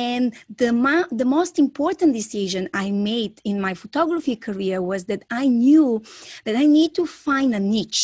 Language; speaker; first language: English; non-native, fluent; Bulgarian